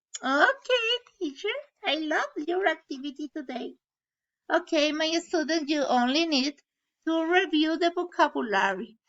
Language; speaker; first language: English; non-native, learner; Spanish